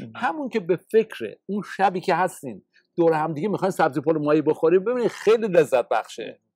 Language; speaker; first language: Persian; native; Persian